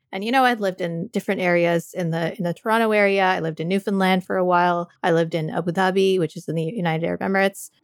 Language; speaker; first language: English; native; English